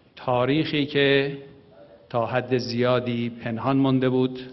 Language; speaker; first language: Persian; native; Persian